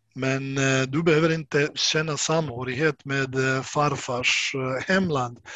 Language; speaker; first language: Swedish; non-native, fluent; Bosnian